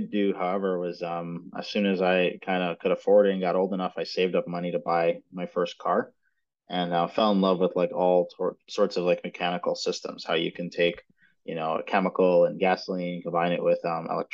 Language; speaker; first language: English; native; English